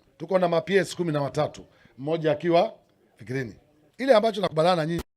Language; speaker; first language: Swahili; native; Swahili